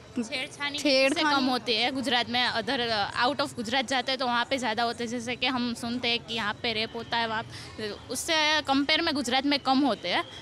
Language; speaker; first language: Hindi; non-native, local second language; Gujarati